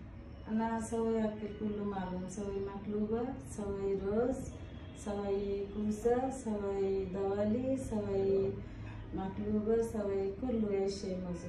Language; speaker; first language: Arabic; non-native, learner; Bangla